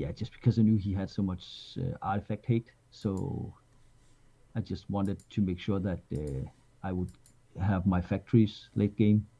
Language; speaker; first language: English; non-native, fluent; Danish